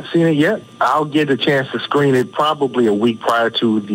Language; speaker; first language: English; native; English